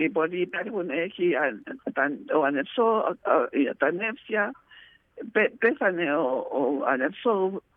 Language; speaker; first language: Greek; early bilingual, heritage; Greek